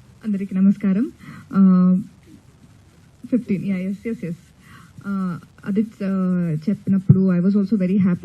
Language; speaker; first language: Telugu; non-native, fluent; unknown